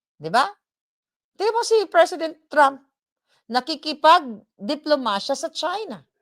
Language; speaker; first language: Filipino; non-native, local second language; Hiligaynon